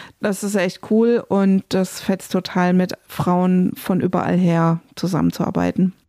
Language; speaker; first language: German; native; German